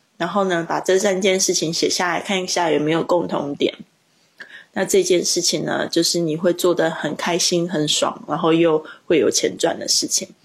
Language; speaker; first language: Chinese; native; Chinese